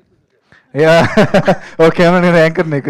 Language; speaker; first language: Telugu; early bilingual, heritage; Telugu